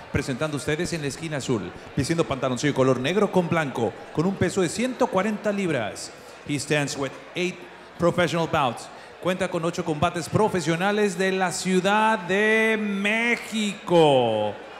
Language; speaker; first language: Spanish; native; Spanish